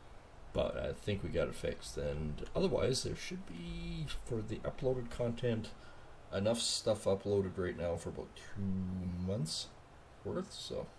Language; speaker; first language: English; native; English